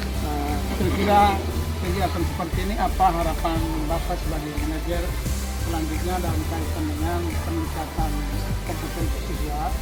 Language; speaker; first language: Indonesian; native; Indonesian